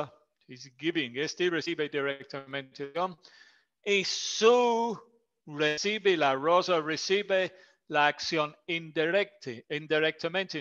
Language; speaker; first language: Spanish; non-native, fluent; English